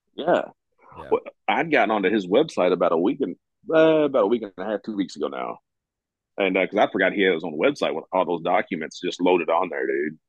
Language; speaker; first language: English; native; English